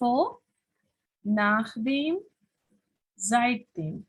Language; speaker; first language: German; non-native, fluent; Hindi